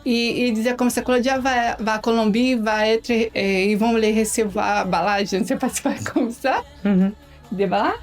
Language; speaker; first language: French; non-native, learner; Portuguese